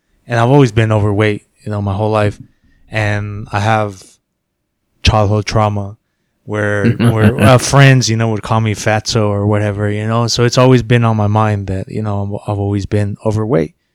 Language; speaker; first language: English; early bilingual, other home language; Spanish